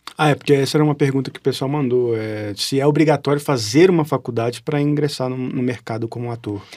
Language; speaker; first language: Portuguese; native; Portuguese